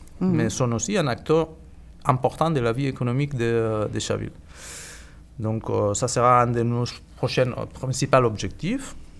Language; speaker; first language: French; non-native, fluent; Catalan